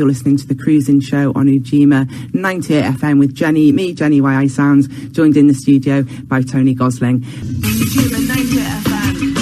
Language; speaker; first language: English; native; English